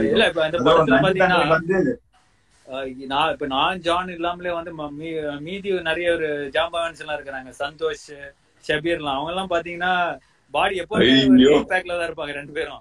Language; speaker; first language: Tamil; native; Tamil